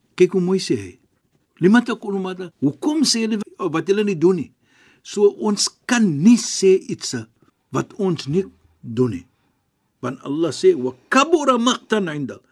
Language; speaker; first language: Afrikaans; non-native, fluent; Arabic